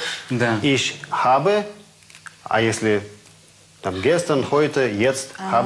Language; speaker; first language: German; non-native, fluent; Russian